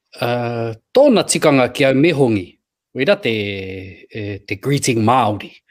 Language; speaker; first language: Māori; non-native, local second language; English